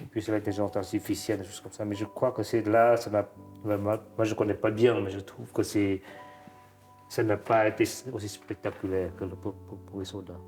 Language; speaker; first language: French; non-native, fluent; Vietnamese